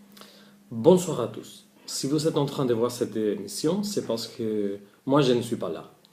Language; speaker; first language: French; non-native, learner; Spanish